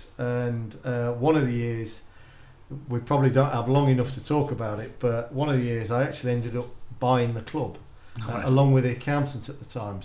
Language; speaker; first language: English; native; English